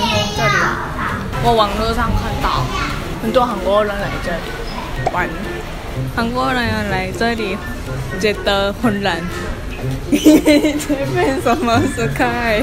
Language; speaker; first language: Chinese; non-native, learner; Korean